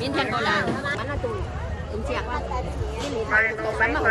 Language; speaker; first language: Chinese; non-native, learner; Vietnamese